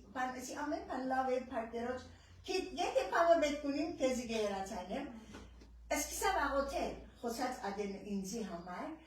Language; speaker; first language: Armenian; early bilingual, heritage; Armenian